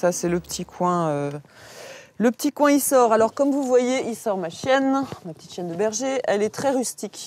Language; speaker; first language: French; native; French